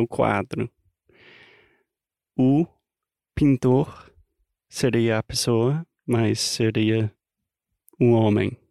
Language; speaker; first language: Portuguese; non-native, learner; English